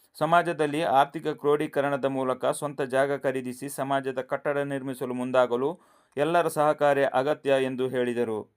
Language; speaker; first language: Kannada; non-native, local second language; Kodava